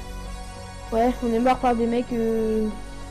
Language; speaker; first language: French; native; French